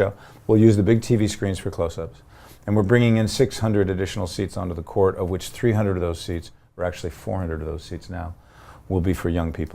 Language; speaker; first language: English; native; English